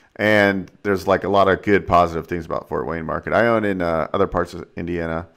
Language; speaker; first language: English; native; English